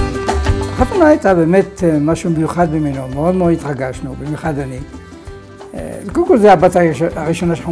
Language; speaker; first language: Hebrew; non-native, fluent; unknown